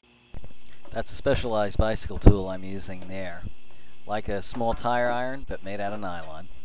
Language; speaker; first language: English; native; English